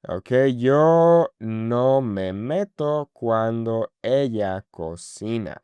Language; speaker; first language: Spanish; non-native, fluent; English